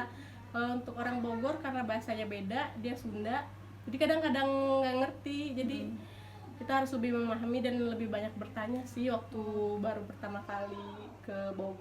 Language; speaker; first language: Indonesian; non-native, local second language; Minangkabau